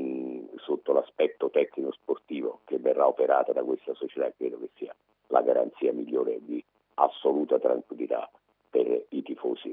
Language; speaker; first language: Italian; native; Italian